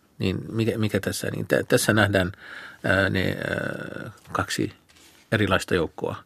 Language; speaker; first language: Finnish; non-native, fluent; Arabic